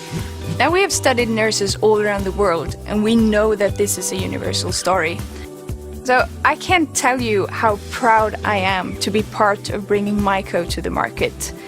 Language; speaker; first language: English; non-native, fluent; Swedish